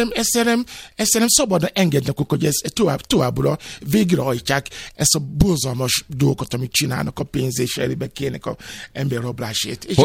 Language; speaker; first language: Hungarian; non-native, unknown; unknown